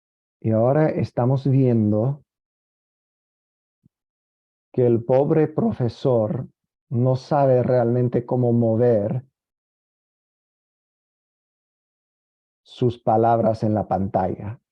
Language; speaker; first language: Spanish; non-native, fluent; English